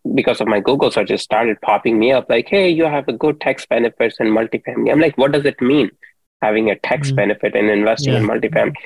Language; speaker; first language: English; non-native, local second language; Hindi